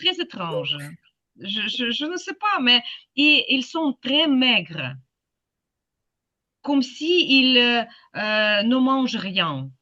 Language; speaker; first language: French; non-native, fluent; Ukrainian